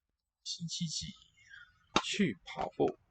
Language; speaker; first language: Chinese; non-native, learner; English